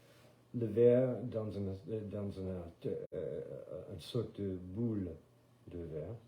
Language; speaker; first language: French; non-native, fluent; English